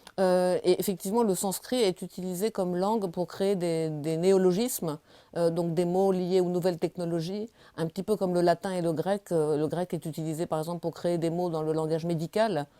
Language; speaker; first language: French; native; French